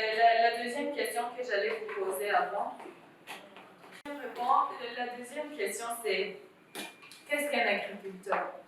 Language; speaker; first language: French; non-native, local second language; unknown